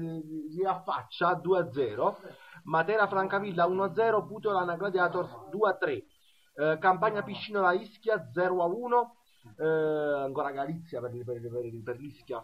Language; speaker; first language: Italian; native; Italian